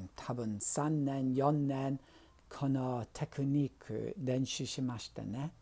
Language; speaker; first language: Japanese; non-native, learner; English